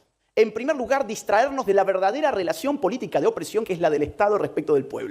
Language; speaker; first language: Spanish; native; Spanish